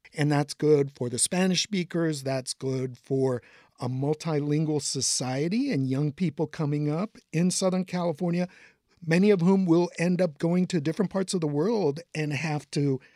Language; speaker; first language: English; early bilingual, other home language; Spanish